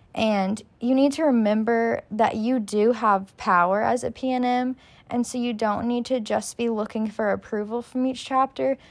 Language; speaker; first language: English; native; English